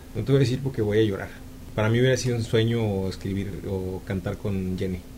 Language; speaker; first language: Spanish; native; Spanish